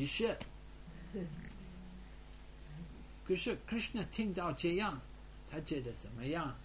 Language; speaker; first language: Chinese; non-native, fluent; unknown